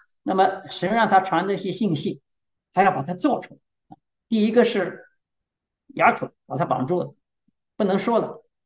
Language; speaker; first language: Chinese; native; Chinese